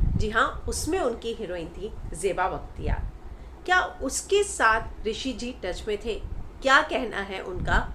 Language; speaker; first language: Hindi; native; Hindi